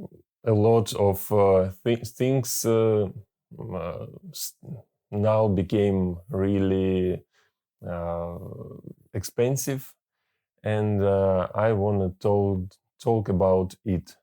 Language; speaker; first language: English; non-native, learner; Russian